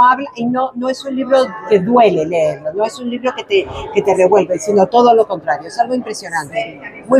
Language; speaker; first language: Spanish; native; Spanish